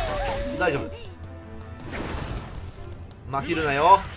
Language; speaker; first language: Japanese; native; Japanese